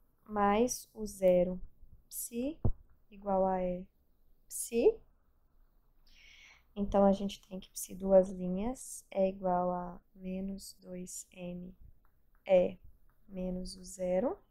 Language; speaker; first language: Portuguese; native; Portuguese